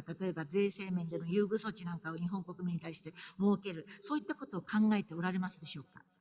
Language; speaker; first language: Japanese; native; Japanese